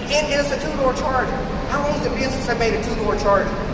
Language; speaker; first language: English; native; English